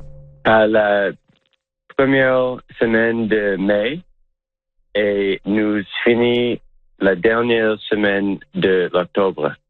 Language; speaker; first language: French; non-native, local second language; English